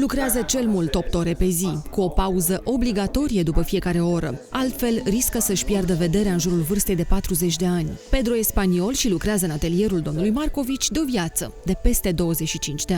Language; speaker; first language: Romanian; native; Romanian